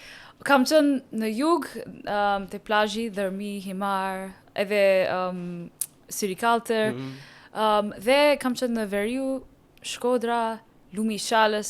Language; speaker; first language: Albanian; non-native, learner; English